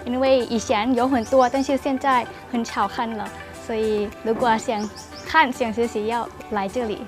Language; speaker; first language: Chinese; non-native, learner; Thai